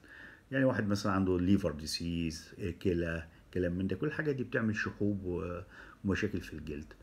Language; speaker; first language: Arabic; native; Arabic